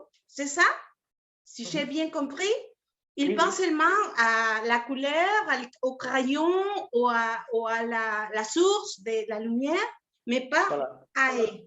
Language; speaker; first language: French; non-native, fluent; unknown